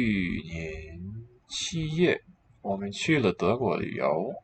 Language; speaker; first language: Chinese; non-native, learner; English